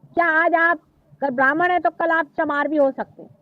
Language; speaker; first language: Hindi; non-native, local second language; Marathi